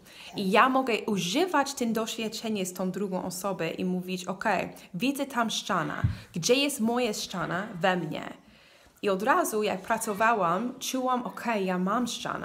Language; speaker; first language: Polish; non-native, learner; English